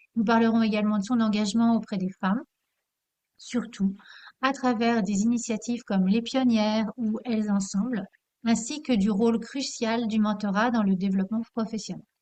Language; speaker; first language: French; native; French